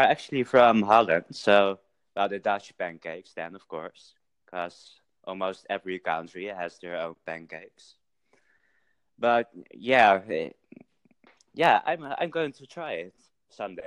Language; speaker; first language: English; non-native, fluent; Dutch